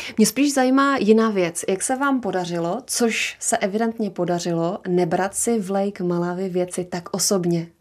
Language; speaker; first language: Czech; native; Czech